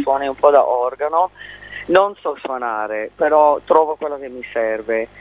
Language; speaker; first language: Italian; non-native, fluent; English